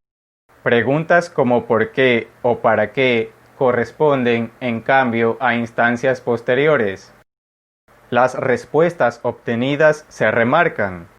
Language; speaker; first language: Spanish; native; Spanish